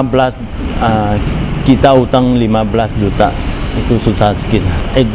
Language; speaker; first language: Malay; non-native, learner; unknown